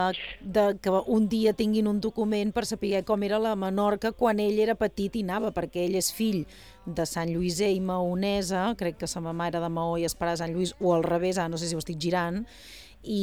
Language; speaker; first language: Catalan; native; Catalan